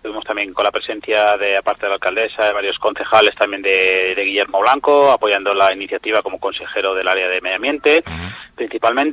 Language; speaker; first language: Spanish; native; Spanish